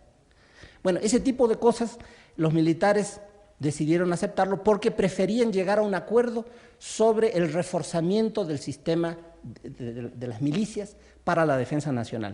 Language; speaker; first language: Spanish; native; Spanish